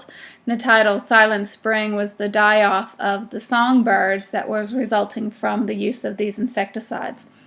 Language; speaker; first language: English; native; English